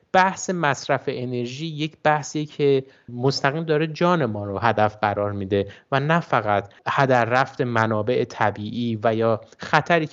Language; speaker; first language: Persian; native; Persian